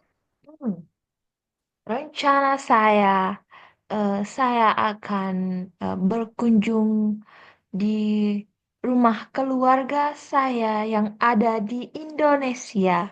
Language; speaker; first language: Indonesian; non-native, learner; Korean